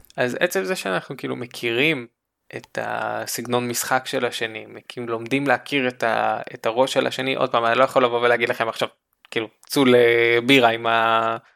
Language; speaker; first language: Hebrew; native; Hebrew